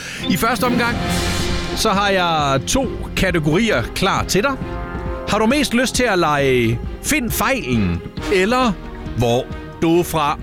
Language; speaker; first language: Danish; native; Danish